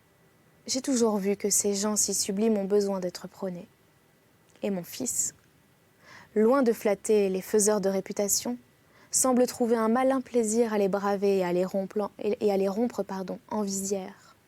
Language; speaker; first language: French; native; French